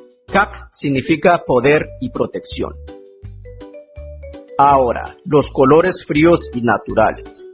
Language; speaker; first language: Spanish; non-native, local second language; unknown